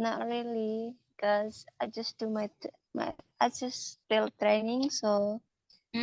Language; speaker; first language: English; non-native, learner; Indonesian